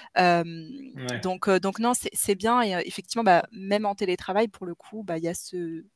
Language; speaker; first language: French; native; French